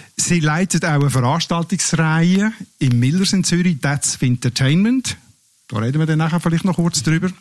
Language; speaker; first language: German; native; German